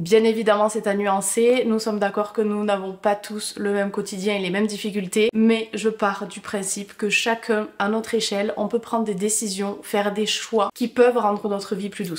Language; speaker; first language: French; native; French